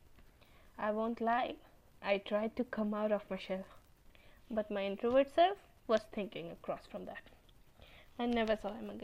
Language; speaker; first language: English; non-native, local second language; Hindi